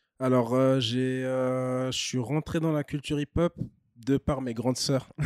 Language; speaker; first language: French; early bilingual, other home language; Kinyarwanda